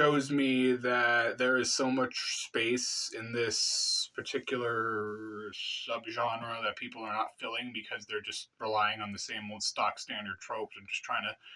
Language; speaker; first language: English; native; English